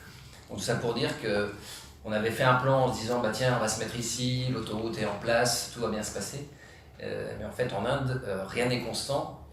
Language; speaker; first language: French; native; French